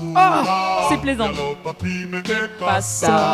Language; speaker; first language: French; native; French